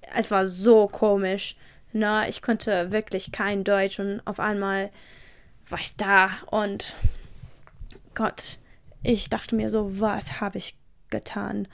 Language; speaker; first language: German; non-native, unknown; English